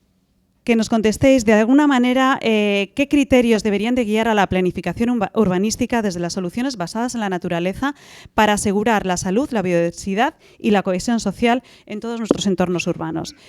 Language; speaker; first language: Spanish; native; Spanish